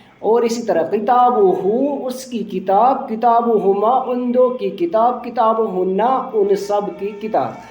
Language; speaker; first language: Urdu; non-native, local second language; Punjabi